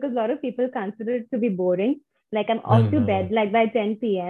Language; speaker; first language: English; non-native, local second language; Hindi